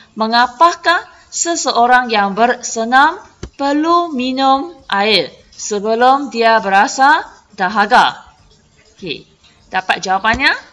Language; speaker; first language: Malay; non-native, local second language; Chinese